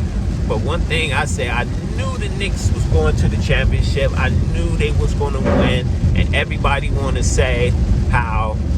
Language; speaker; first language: English; native; English